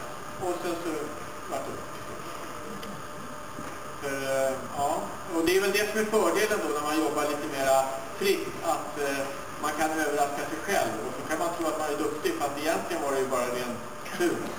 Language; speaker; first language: Swedish; native; Swedish